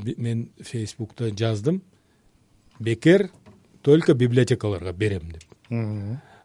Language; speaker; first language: Kyrgyz; non-native, local second language; Uzbek